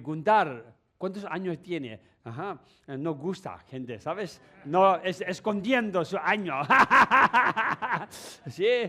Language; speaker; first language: Spanish; non-native, learner; Tibetan